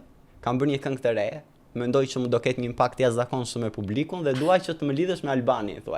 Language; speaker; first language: Albanian; native; Albanian